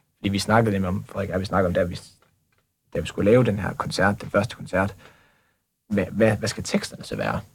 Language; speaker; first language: Danish; native; Danish